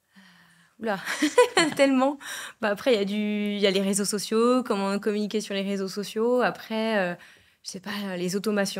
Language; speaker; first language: French; native; French